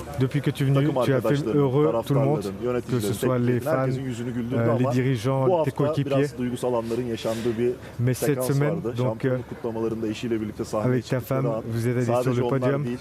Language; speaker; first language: French; non-native, fluent; Turkish